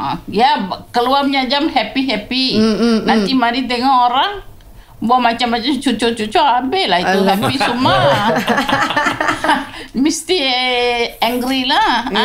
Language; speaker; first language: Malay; non-native, local second language; Tamil